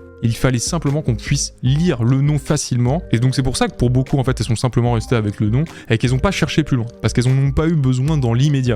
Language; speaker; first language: French; native; French